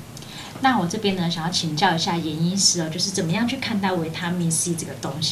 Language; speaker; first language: Chinese; native; Chinese